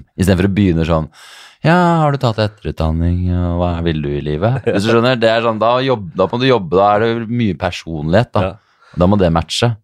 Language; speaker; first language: Norwegian; native; Norwegian